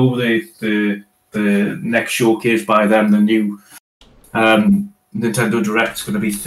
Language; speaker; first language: English; native; English